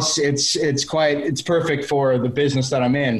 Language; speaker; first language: English; native; English